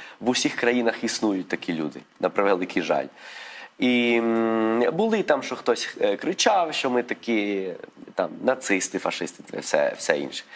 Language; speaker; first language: Ukrainian; non-native, fluent; Spanish